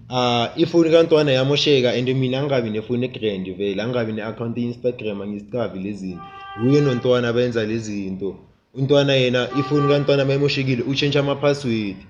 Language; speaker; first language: Zulu; native; Zulu